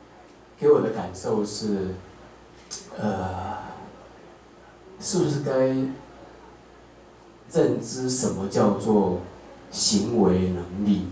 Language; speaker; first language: Chinese; native; Chinese